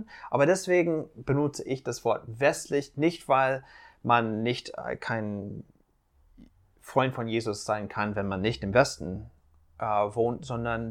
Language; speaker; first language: German; non-native, fluent; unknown